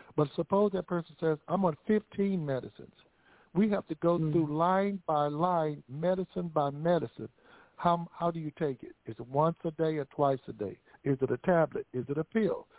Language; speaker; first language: English; native; English